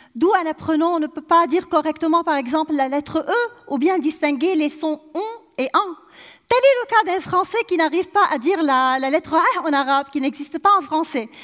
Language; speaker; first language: French; non-native, local second language; Arabic